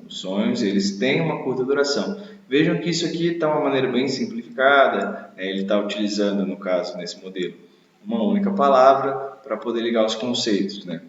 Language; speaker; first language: Portuguese; native; Portuguese